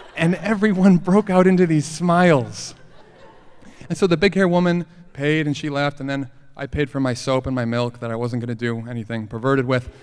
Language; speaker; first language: English; native; English